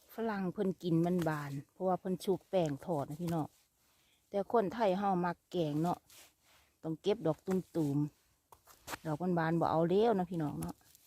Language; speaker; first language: Thai; native; Thai